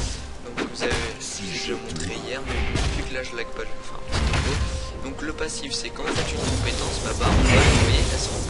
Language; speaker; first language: French; native; French